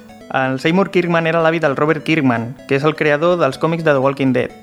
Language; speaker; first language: Catalan; non-native, local second language; Spanish